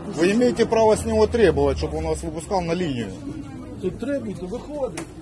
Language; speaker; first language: Russian; non-native, local second language; Ukrainian